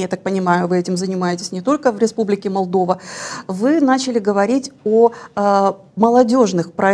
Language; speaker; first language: Russian; native; Russian